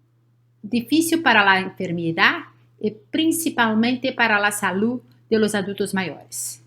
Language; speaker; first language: Spanish; non-native, learner; Portuguese